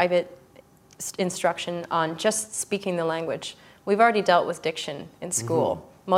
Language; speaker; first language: English; native; English